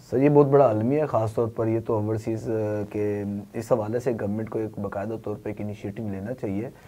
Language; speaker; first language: Urdu; native; Urdu